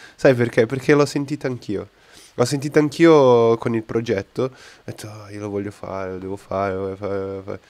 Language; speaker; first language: Italian; non-native, fluent; Portuguese